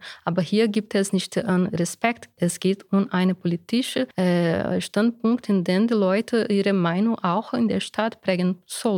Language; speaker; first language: German; non-native, fluent; Portuguese